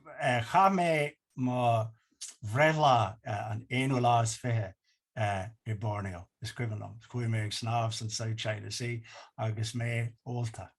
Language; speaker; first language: Irish; non-native, local second language; English